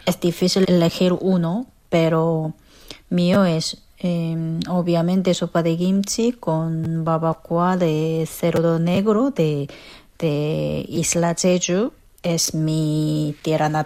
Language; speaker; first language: Spanish; non-native, fluent; Korean